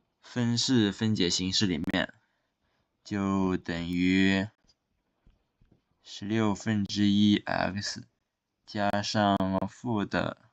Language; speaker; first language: Chinese; native; Chinese